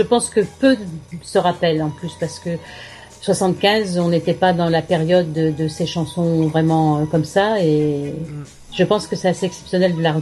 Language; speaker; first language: French; native; French